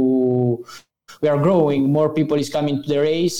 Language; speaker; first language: English; non-native, learner; Italian